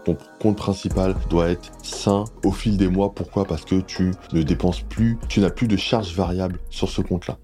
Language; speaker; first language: French; native; French